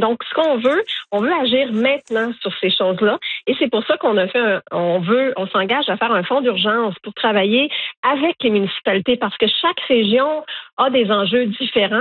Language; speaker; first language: French; native; French